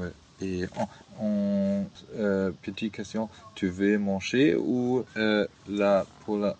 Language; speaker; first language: French; non-native, learner; German